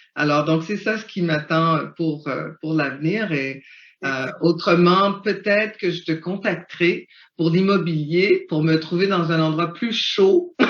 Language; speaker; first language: French; early bilingual, other home language; Haitian Creole